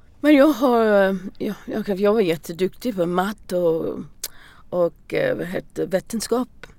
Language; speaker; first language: Swedish; non-native, learner; English